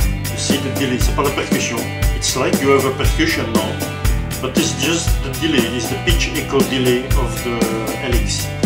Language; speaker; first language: English; non-native, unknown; French